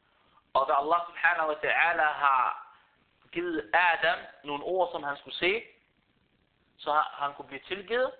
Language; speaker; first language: Danish; early bilingual, other home language; Arabic